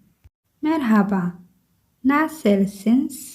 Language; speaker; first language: Turkish; non-native, learner; Somali